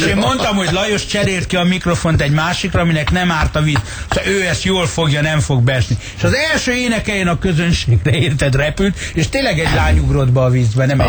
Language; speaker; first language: Hungarian; native; Hungarian